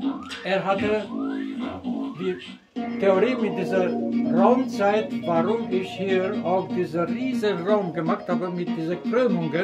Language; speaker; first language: German; non-native, fluent; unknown